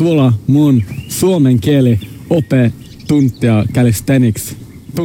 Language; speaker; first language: Finnish; non-native, learner; Swedish